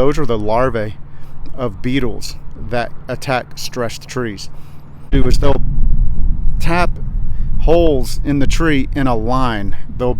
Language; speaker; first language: English; native; English